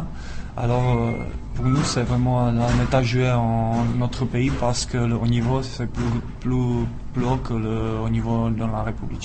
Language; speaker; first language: French; non-native, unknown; Czech